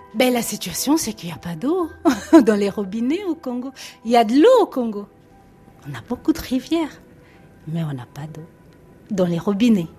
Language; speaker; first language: French; non-native, local second language; Lingala